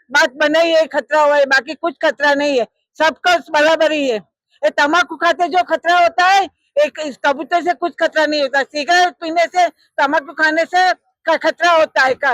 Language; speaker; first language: Hindi; non-native, local second language; Gujarati